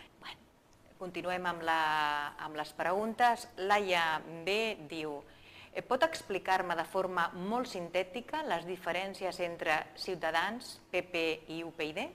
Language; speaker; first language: Catalan; native; Catalan